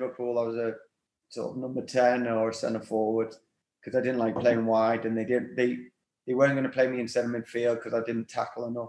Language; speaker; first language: English; native; English